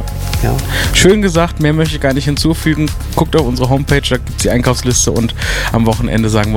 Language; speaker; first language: German; native; German